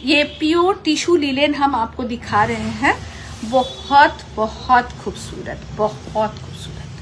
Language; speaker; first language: Hindi; non-native, local second language; Bangla